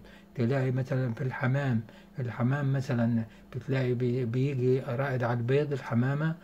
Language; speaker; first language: Arabic; native; Arabic